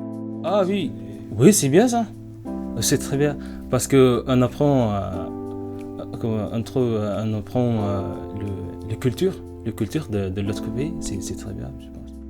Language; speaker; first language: French; non-native, learner; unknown